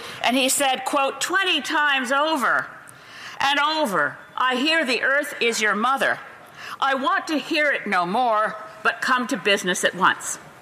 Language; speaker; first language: English; native; English